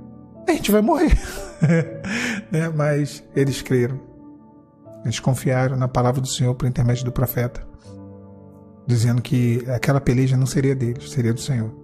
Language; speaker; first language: Portuguese; native; Portuguese